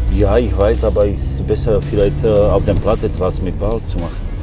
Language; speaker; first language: German; non-native, fluent; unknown